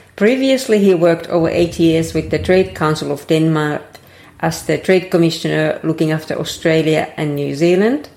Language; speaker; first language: English; non-native, fluent; Danish